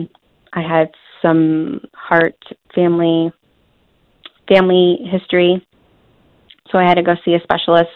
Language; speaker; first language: English; native; English